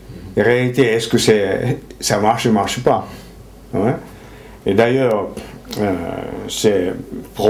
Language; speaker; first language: French; non-native, fluent; Japanese